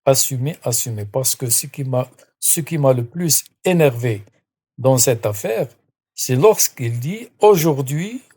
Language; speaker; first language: French; non-native, local second language; Arabic